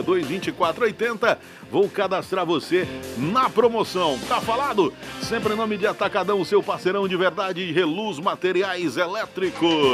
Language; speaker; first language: Portuguese; native; Portuguese